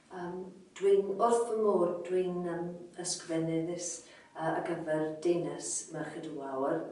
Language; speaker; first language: Welsh; non-native, local second language; English